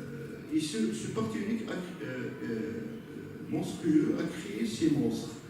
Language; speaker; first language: French; non-native, local second language; Arabic